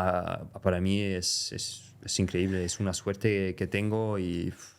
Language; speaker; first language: Spanish; non-native, fluent; French